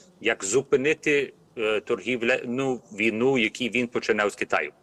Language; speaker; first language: Ukrainian; early bilingual, heritage; Ukrainian